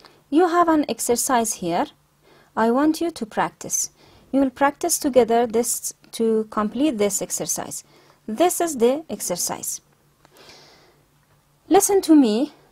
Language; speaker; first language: English; non-native, fluent; Persian